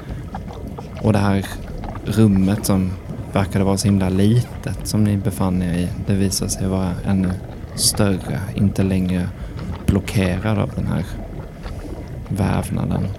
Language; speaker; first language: Swedish; native; Swedish